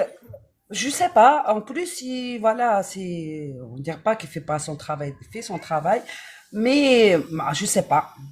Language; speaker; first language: French; non-native, learner; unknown